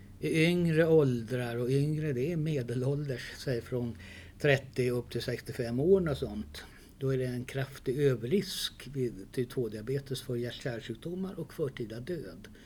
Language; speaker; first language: Swedish; native; Swedish